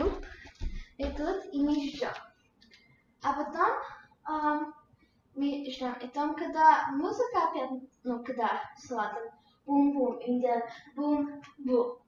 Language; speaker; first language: Russian; early bilingual, heritage; Russian